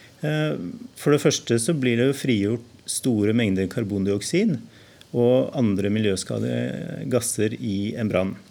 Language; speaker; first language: Norwegian; native; Norwegian